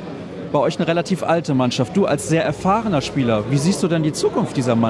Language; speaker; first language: German; native; German